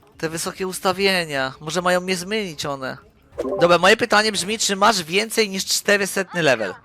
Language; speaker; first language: Polish; native; Polish